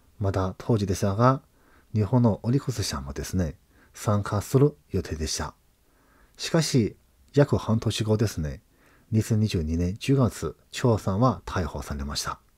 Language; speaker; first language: Japanese; non-native, fluent; Chinese